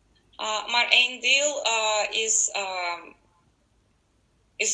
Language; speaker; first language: Dutch; non-native, learner; Russian